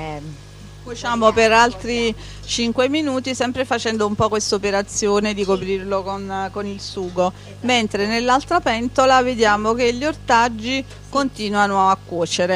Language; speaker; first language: Italian; native; Italian